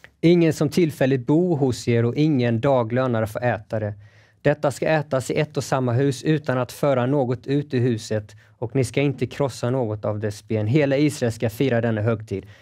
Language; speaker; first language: Swedish; native; Swedish